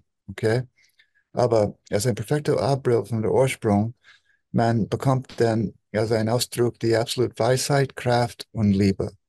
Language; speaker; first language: German; non-native, fluent; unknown